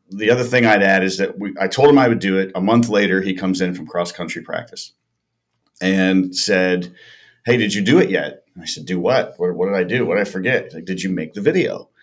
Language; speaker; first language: English; native; English